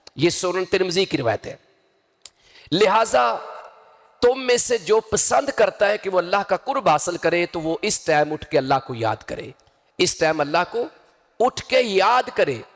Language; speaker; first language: Urdu; non-native, local second language; Punjabi